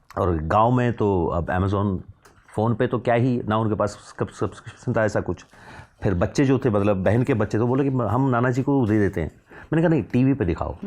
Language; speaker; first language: Hindi; native; Hindi